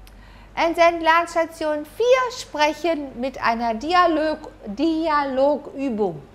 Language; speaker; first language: German; non-native, fluent; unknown